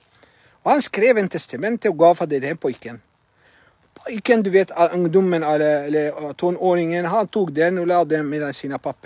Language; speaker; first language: Swedish; non-native, fluent; Arabic